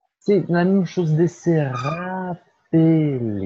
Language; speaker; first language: French; non-native, fluent; Portuguese